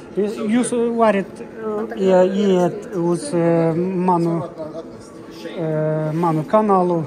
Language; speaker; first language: Latvian; non-native, local second language; Russian